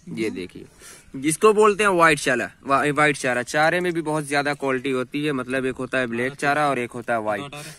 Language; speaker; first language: Hindi; native; Hindi